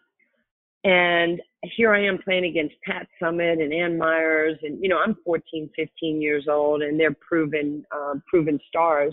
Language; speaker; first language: English; native; English